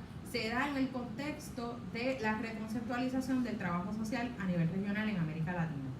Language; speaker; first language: Spanish; native; Spanish